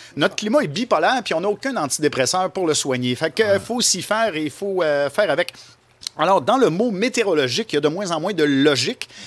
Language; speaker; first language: French; native; French